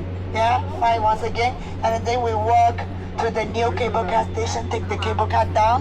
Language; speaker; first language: English; non-native, learner; Chinese